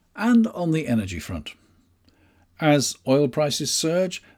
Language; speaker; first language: English; native; English